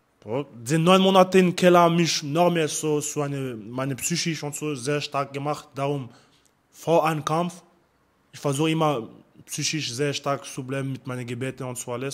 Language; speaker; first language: German; non-native, learner; French